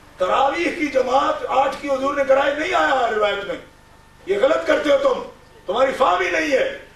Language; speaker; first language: Urdu; non-native, local second language; Punjabi